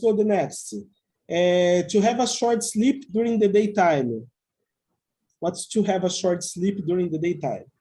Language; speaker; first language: English; non-native, fluent; Portuguese